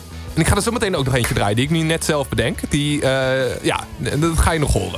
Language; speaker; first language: Dutch; native; Dutch